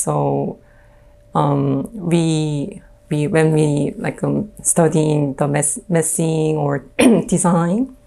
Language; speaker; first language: English; non-native, fluent; Korean